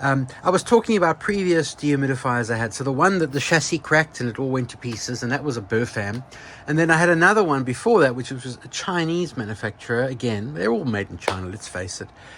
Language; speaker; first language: English; native; English